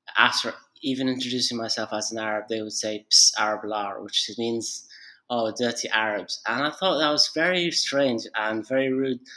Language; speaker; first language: English; non-native, fluent; Arabic